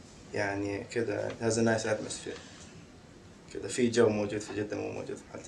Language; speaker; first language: Arabic; native; Arabic